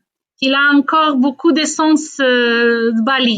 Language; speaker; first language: French; non-native, fluent; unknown